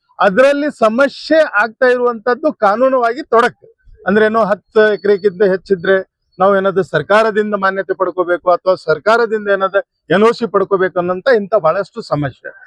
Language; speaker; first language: Kannada; non-native, local second language; Urdu